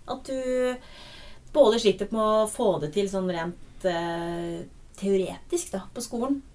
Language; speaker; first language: Norwegian; native; Norwegian